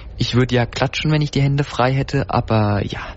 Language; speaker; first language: German; native; German